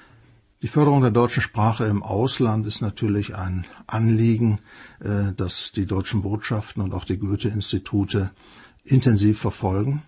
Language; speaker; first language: German; native; German